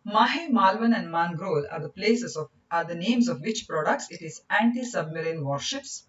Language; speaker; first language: English; non-native, local second language; Kannada